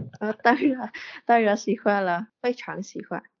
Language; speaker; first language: Chinese; non-native, learner; Vietnamese